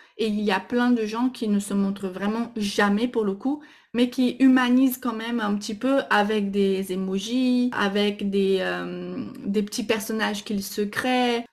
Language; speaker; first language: French; non-native, fluent; Portuguese